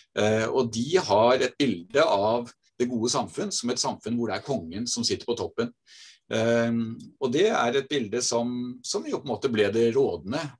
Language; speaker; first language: Norwegian; native; Norwegian